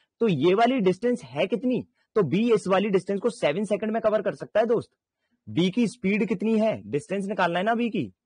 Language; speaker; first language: Hindi; native; Hindi